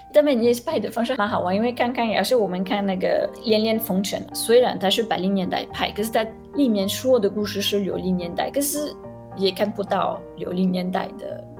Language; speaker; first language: Chinese; non-native, fluent; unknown